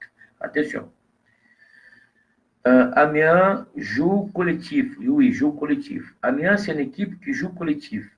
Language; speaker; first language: French; non-native, fluent; Portuguese